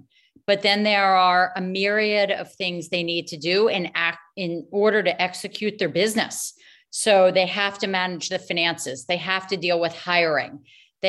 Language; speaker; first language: English; native; English